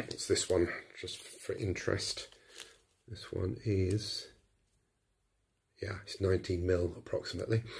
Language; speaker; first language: English; native; English